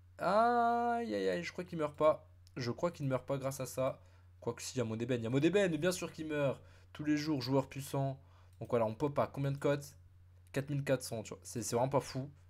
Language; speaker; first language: French; native; French